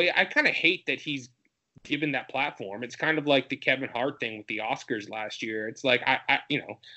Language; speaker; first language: English; native; English